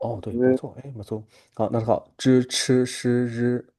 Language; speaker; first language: Chinese; non-native, fluent; Burmese